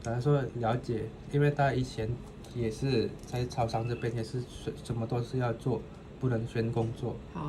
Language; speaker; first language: Chinese; non-native, fluent; Indonesian